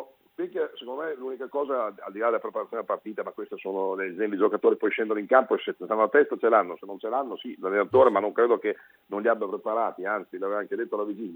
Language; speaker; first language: Italian; native; Italian